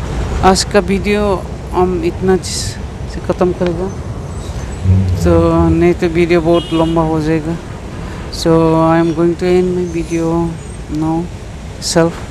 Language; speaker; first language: Hindi; non-native, local second language; Assamese